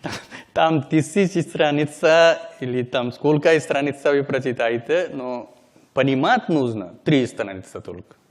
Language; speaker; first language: Russian; non-native, learner; Hindi